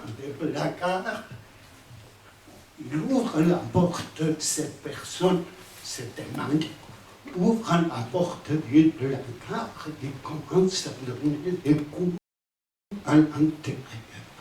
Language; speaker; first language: French; non-native, fluent; Spanish